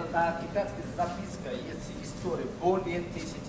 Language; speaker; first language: Russian; non-native, learner; Chinese